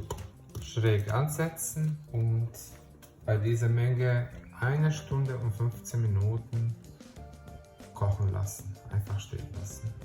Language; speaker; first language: German; non-native, fluent; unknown